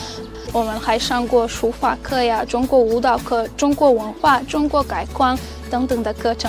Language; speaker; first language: Chinese; non-native, fluent; Turkmen